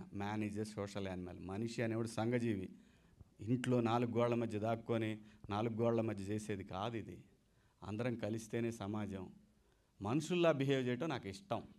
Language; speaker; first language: Telugu; native; Telugu